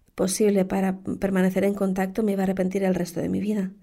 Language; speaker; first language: Spanish; native; Spanish